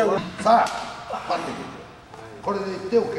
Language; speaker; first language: Japanese; native; Japanese